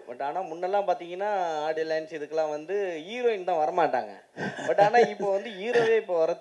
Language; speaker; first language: Tamil; native; Tamil